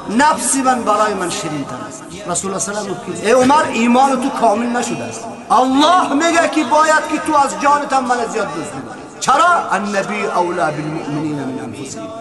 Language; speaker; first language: Persian; native; Persian